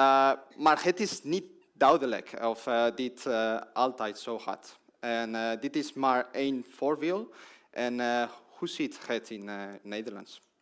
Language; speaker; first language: Dutch; non-native, learner; Spanish